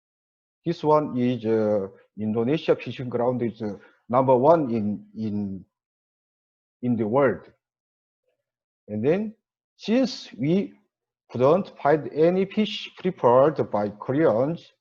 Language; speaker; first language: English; non-native, learner; Korean